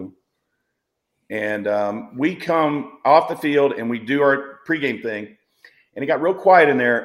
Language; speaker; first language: English; native; English